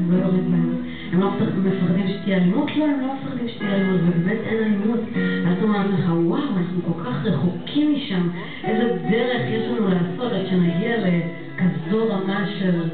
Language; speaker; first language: Hebrew; native; Hebrew